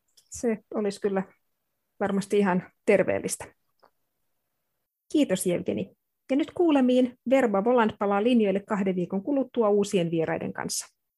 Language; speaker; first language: Finnish; native; Finnish